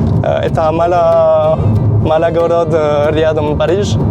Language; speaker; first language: Russian; non-native, learner; French